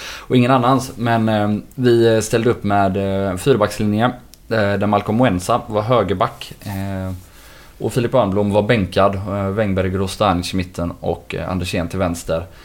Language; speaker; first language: Swedish; native; Swedish